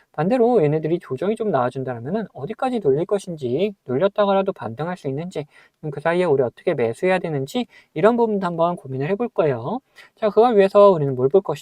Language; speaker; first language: Korean; native; Korean